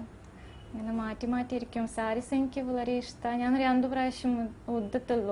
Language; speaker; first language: Malayalam; non-native, fluent; Russian